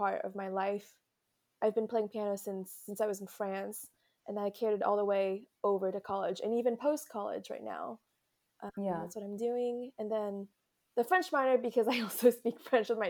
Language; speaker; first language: English; early bilingual, other home language; French